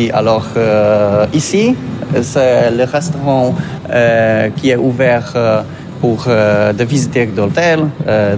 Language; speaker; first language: French; non-native, learner; Polish